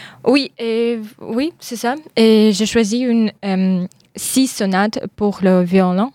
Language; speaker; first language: French; non-native, learner; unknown